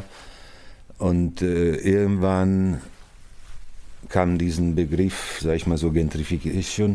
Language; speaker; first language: German; non-native, fluent; Italian